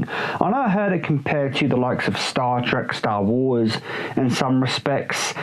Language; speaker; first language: English; native; English